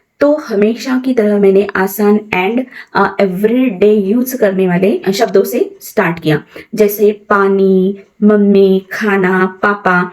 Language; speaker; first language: Hindi; non-native, local second language; Marathi